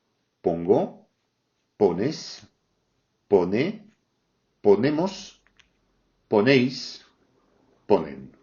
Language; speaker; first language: Spanish; non-native, fluent; French